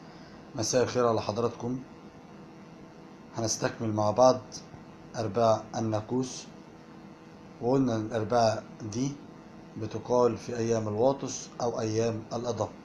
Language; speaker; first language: Arabic; native; Arabic